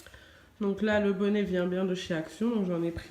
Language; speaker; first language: French; native; French